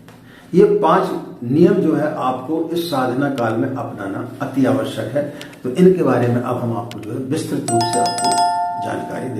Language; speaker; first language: Hindi; native; Hindi